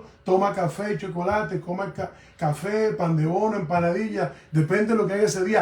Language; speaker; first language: Spanish; native; Spanish